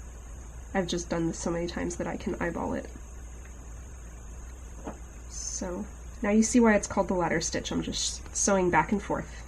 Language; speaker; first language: English; native; English